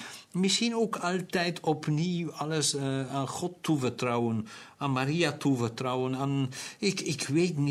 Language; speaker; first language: Dutch; non-native, local second language; German